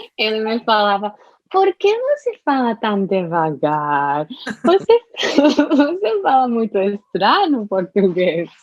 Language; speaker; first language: Portuguese; non-native, fluent; English